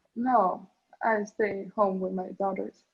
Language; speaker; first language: English; non-native, learner; Spanish